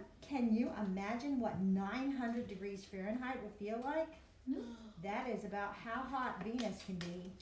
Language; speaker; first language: English; native; English